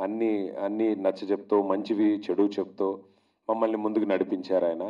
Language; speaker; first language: Telugu; native; Telugu